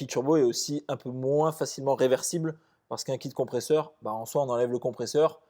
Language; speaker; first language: French; native; French